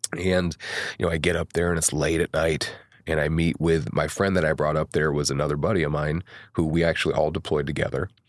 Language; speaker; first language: English; native; English